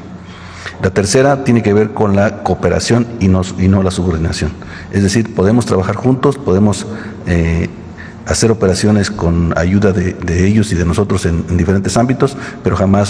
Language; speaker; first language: Spanish; native; Spanish